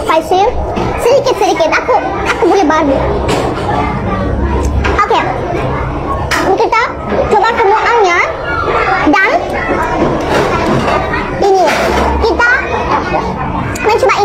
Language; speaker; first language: Indonesian; non-native, learner; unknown